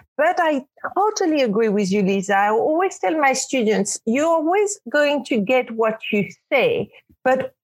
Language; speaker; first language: English; non-native, fluent; Arabic